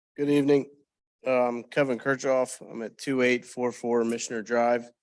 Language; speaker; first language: English; native; English